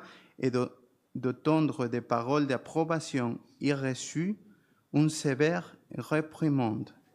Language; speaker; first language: French; non-native, fluent; Spanish